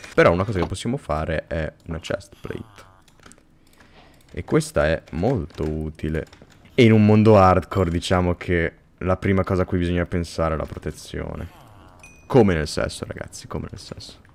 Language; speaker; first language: Italian; native; Italian